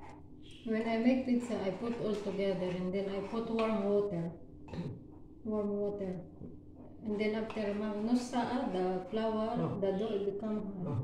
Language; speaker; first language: English; non-native, local second language; Filipino